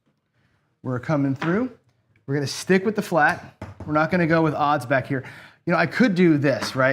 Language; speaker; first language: English; native; English